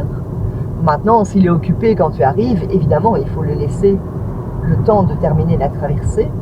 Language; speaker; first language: French; native; French